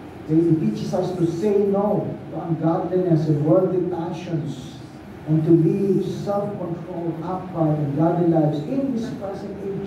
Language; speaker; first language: English; non-native, local second language; Filipino